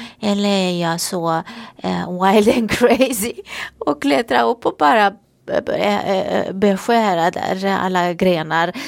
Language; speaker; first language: Swedish; non-native, fluent; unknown